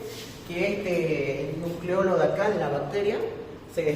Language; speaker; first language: Spanish; native; Spanish